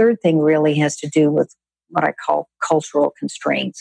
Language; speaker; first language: English; native; English